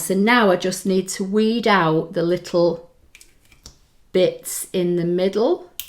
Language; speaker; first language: English; native; English